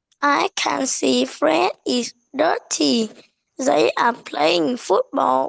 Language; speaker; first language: English; non-native, learner; Vietnamese